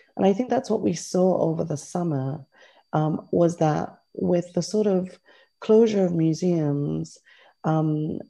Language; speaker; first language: English; native; English